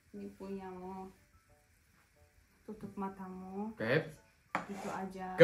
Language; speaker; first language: Indonesian; non-native, learner; Turkish